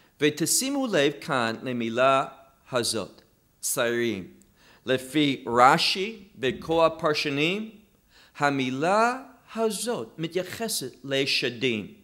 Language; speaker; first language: Hebrew; non-native, fluent; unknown